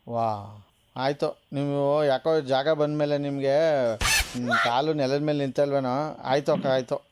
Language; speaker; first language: Kannada; native; Kannada